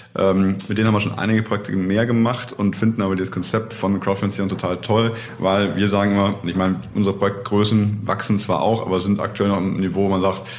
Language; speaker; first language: German; native; German